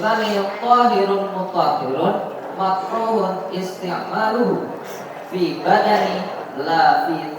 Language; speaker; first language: Arabic; non-native, learner; Indonesian